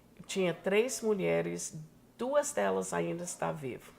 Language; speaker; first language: Portuguese; non-native, fluent; English